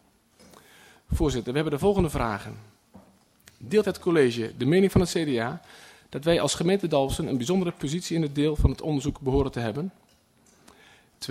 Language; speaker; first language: Dutch; native; Dutch